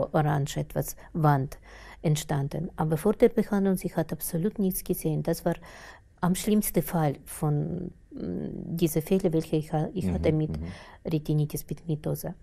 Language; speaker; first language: German; non-native, learner; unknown